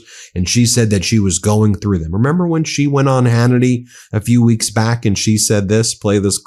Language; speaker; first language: English; native; English